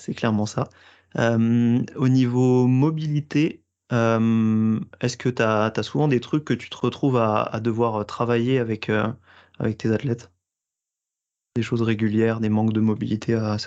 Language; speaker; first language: French; native; French